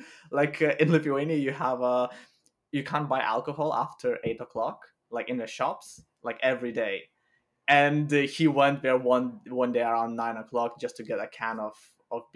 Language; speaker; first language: English; non-native, fluent; Lithuanian